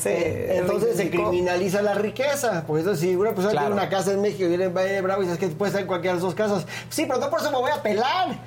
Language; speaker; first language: Spanish; native; Spanish